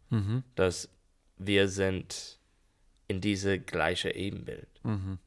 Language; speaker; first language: German; non-native, learner; English